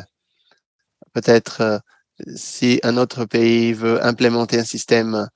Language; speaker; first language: French; non-native, fluent; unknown